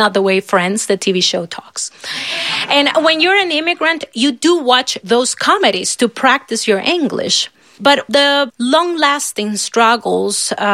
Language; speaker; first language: English; non-native, fluent; Spanish